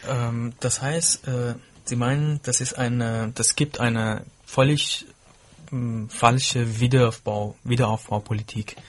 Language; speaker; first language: German; non-native, fluent; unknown